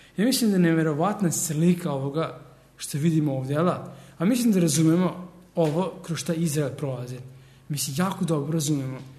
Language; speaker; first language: Serbian; early bilingual, heritage; Serbian